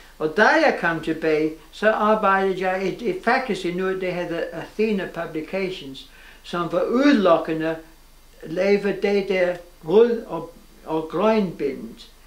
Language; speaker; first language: Danish; non-native, fluent; English